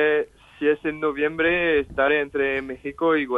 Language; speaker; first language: Spanish; non-native, fluent; French